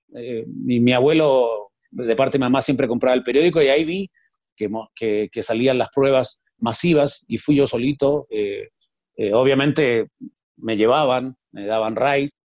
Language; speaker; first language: Spanish; native; Spanish